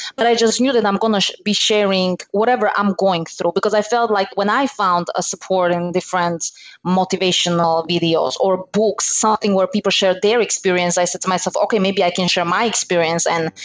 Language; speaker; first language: English; non-native, fluent; Slovak